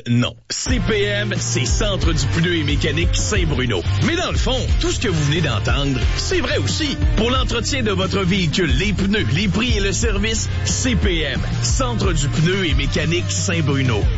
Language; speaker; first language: French; native; French